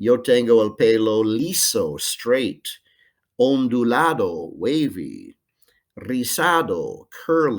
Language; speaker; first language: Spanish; non-native, fluent; English